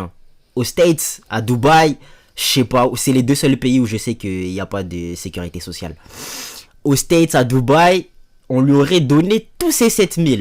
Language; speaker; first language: French; native; French